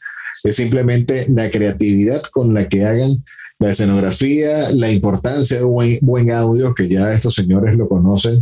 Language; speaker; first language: Spanish; native; Spanish